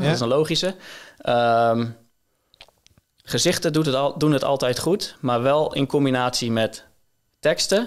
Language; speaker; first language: Dutch; native; Dutch